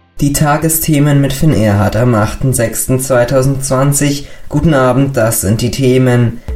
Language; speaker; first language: German; native; German